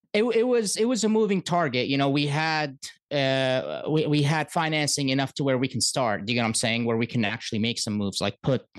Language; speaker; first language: English; early bilingual, other home language; Arabic